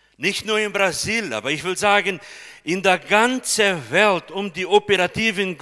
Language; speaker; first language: German; non-native, fluent; Portuguese